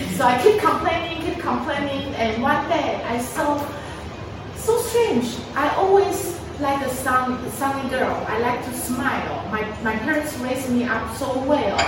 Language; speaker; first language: English; non-native, fluent; Chinese